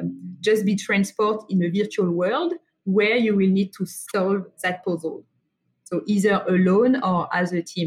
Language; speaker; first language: English; non-native, fluent; French